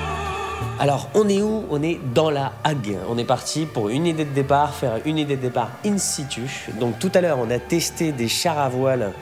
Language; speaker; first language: French; native; French